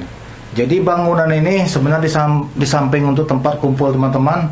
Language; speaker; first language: Malay; native; Malay